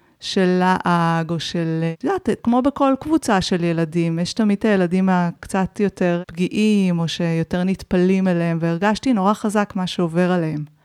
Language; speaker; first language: Hebrew; native; Hebrew